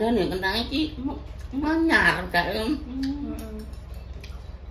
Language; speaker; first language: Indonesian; non-native, local second language; Javanese